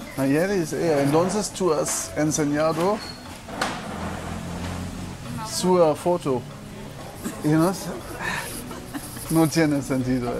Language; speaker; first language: Spanish; non-native, learner; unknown